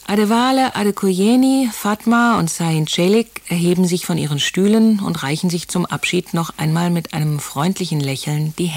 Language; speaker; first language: German; native; German